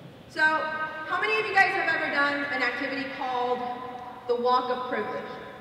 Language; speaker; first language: English; early bilingual, other home language; Spanish